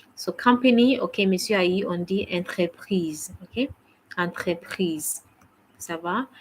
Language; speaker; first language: French; non-native, fluent; English